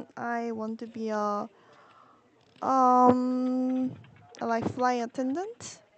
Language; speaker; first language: English; non-native, learner; Korean